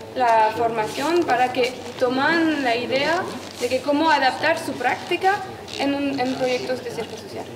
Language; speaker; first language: Spanish; non-native, learner; French